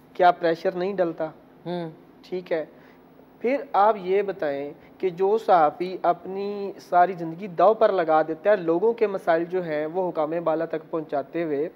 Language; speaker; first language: Urdu; native; Urdu